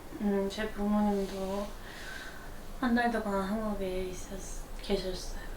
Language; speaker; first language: Korean; non-native, learner; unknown